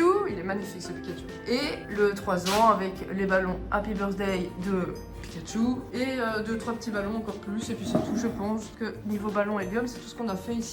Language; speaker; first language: French; native; French